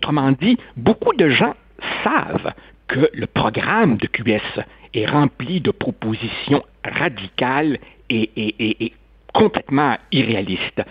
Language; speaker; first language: French; native; French